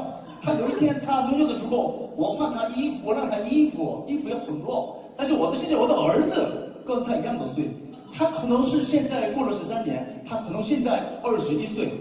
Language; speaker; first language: Chinese; non-native, learner; Korean